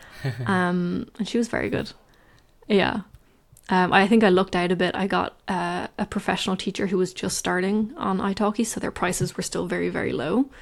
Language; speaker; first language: English; native; English